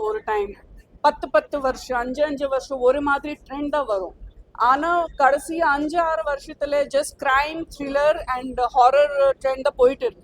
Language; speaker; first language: Tamil; non-native, fluent; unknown